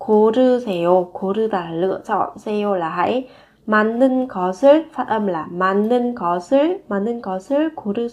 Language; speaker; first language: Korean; non-native, fluent; Vietnamese